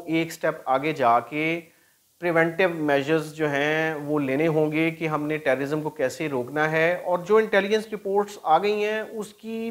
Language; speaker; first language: Urdu; non-native, local second language; Punjabi